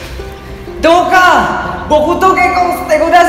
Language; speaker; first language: Japanese; non-native, learner; Indonesian